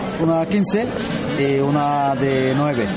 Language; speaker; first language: Spanish; non-native, learner; Bangla